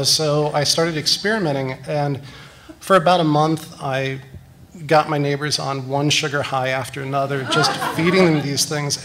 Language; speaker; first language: English; native; English